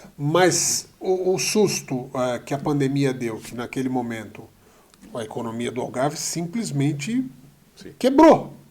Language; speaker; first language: Portuguese; native; Portuguese